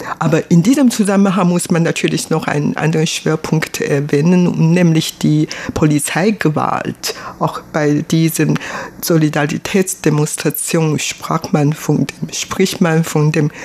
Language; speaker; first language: German; non-native, fluent; Chinese